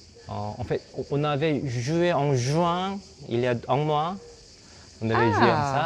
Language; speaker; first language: French; non-native, fluent; Korean